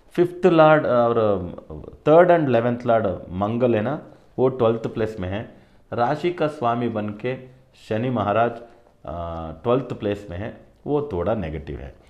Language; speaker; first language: Hindi; non-native, local second language; Kannada